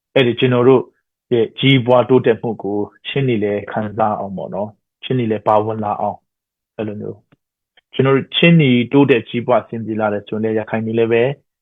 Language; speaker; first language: Burmese; non-native, local second language; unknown